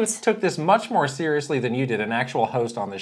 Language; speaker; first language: English; native; English